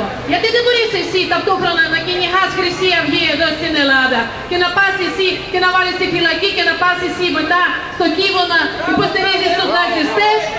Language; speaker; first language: Greek; non-native, fluent; Russian